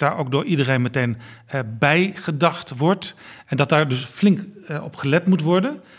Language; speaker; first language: Dutch; native; Dutch